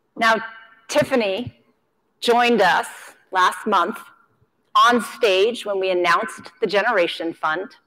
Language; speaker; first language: English; native; English